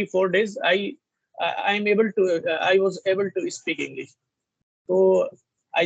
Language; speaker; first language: English; non-native, learner; Hindi